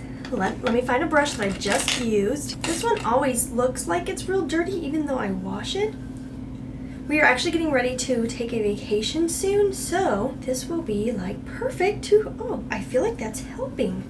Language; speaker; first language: English; native; English